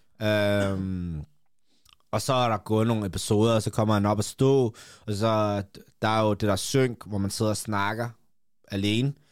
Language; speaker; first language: Danish; early bilingual, other home language; Kurdish